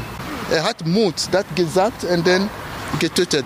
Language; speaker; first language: German; non-native, fluent; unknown